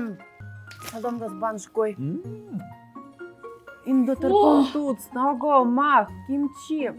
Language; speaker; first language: Mongolian; non-native, learner; Russian